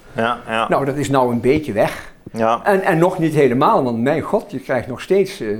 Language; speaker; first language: Dutch; native; Dutch